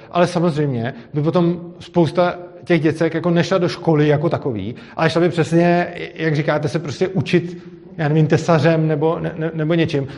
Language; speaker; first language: Czech; native; Czech